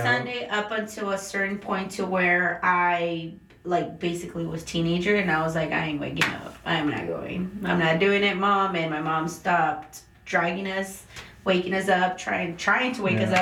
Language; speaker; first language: English; early bilingual, other home language; Spanish